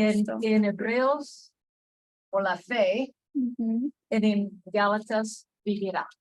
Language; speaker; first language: Spanish; non-native, fluent; English